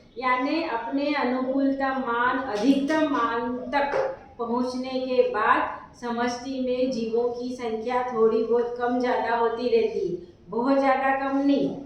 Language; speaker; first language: Hindi; native; Hindi